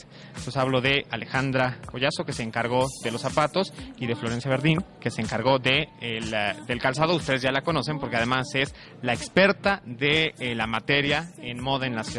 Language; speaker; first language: Spanish; native; Spanish